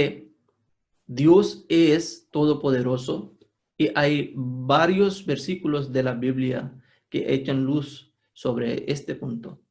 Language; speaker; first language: Spanish; non-native, fluent; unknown